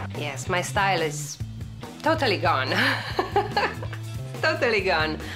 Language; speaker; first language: English; non-native, fluent; Romanian